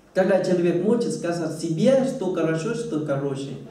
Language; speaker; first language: Russian; non-native, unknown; Thai